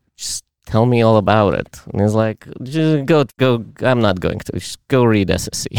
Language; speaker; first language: English; early bilingual, other home language; Russian